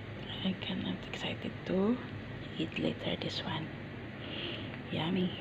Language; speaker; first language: English; non-native, learner; Filipino